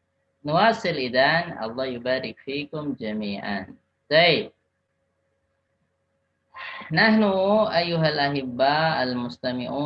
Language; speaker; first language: Arabic; non-native, fluent; Indonesian